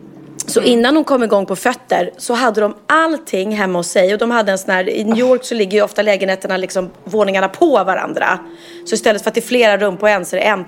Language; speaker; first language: Swedish; native; Swedish